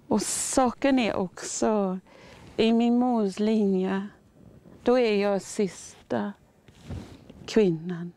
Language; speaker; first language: Swedish; non-native, fluent; Māori